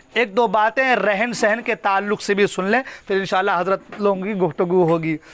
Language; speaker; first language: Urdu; non-native, local second language; Assamese